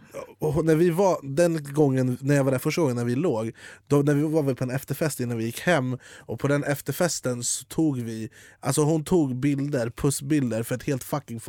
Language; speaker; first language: Swedish; native; Swedish